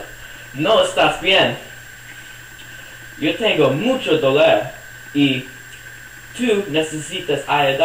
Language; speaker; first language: Spanish; non-native, learner; English